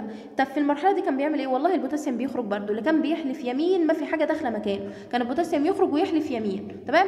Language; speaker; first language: Arabic; native; Arabic